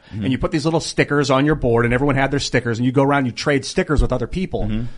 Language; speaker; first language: English; early bilingual, other home language; German